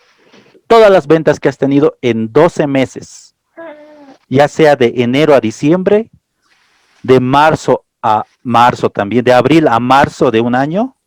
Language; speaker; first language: Spanish; native; Spanish